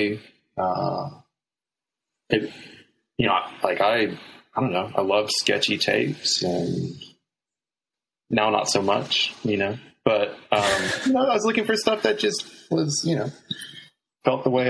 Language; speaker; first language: English; native; English